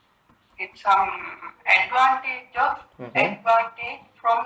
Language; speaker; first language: English; non-native, learner; Sinhala